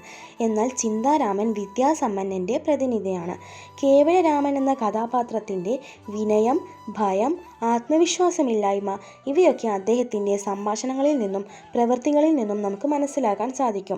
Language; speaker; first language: Malayalam; native; Malayalam